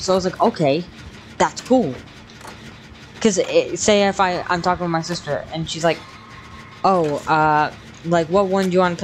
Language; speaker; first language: English; native; English